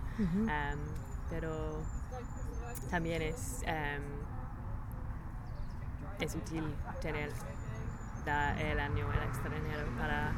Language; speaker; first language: Spanish; non-native, learner; English